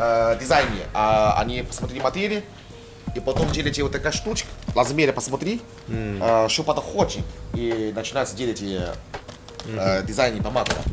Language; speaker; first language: Russian; non-native, learner; Chinese